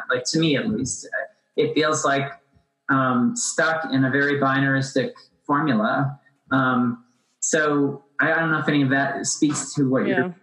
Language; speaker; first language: English; native; English